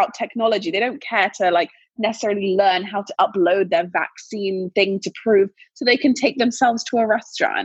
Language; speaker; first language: English; native; English